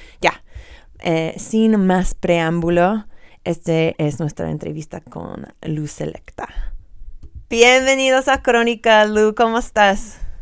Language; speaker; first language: Spanish; non-native, fluent; English